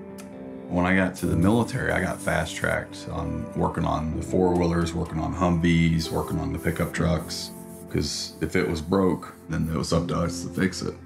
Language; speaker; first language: English; native; English